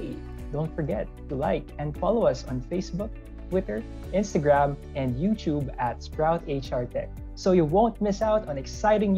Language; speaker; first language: English; non-native, local second language; Filipino